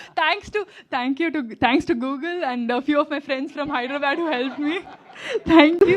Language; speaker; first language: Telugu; non-native, learner; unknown